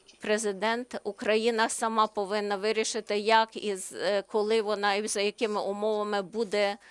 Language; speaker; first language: Ukrainian; non-native, learner; Slovenian